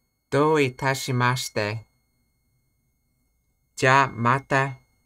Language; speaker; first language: Japanese; non-native, learner; English